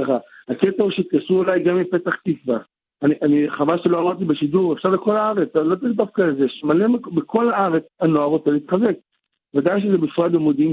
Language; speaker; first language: Hebrew; native; Hebrew